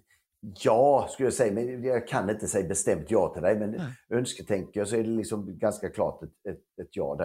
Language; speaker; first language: Swedish; native; Swedish